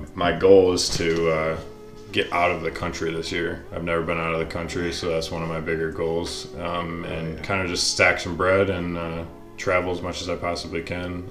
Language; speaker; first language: English; native; English